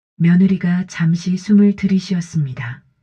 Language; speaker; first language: Korean; native; Korean